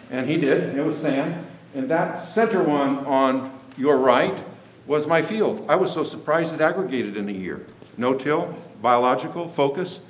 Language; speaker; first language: English; native; English